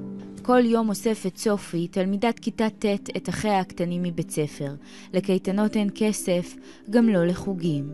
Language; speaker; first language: Hebrew; native; Hebrew